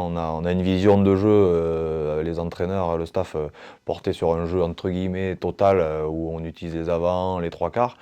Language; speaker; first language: French; native; French